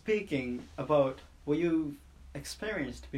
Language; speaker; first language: English; non-native, fluent; Japanese